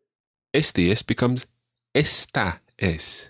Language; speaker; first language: Spanish; non-native, fluent; English